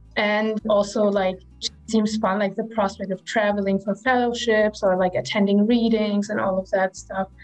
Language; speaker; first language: English; non-native, fluent; German